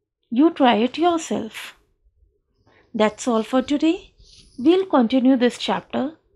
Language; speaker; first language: English; non-native, local second language; Hindi